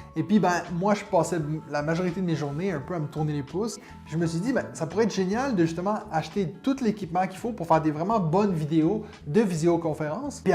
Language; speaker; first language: French; native; French